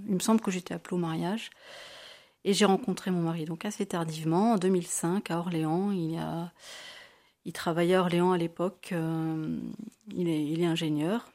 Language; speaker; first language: French; native; French